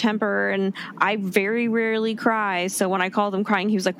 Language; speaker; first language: English; native; English